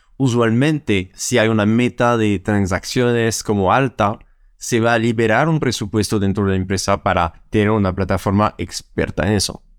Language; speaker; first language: Spanish; non-native, fluent; French